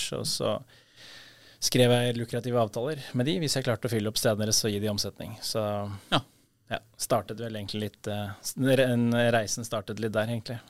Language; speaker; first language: Norwegian; native; Norwegian